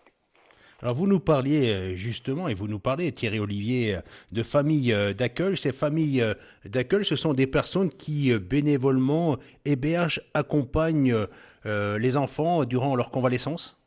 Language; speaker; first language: French; native; French